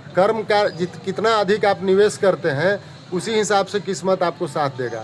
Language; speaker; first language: Hindi; native; Hindi